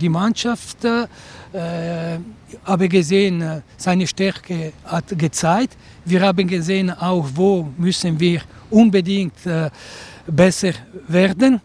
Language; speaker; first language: German; non-native, local second language; Italian